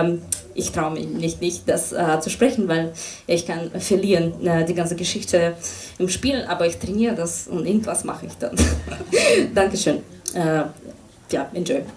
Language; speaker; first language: German; non-native, fluent; Russian